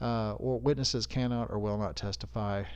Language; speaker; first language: English; native; English